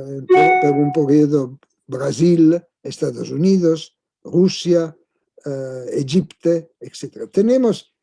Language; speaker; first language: Spanish; non-native, fluent; Italian